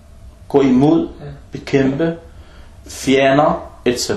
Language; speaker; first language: Danish; non-native, fluent; Arabic